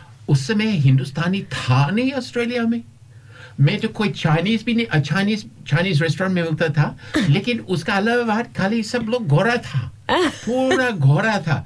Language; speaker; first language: Hindi; non-native, fluent; English